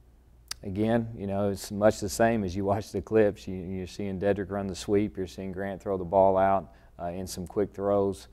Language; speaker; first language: English; native; English